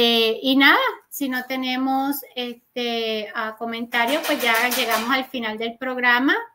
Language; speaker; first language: Spanish; native; Spanish